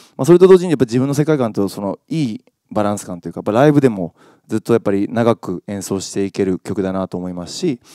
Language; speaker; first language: Japanese; native; Japanese